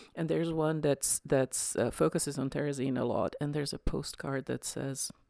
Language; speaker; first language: English; non-native, fluent; Czech